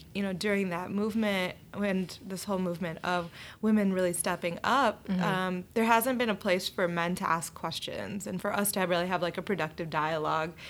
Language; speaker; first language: English; native; English